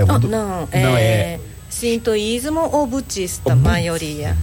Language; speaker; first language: Portuguese; non-native, learner; Japanese